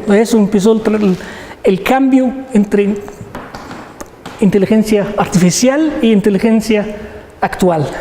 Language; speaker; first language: Spanish; non-native, learner; Arabic